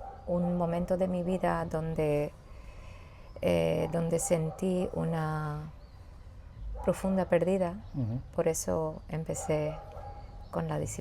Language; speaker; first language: Spanish; non-native, fluent; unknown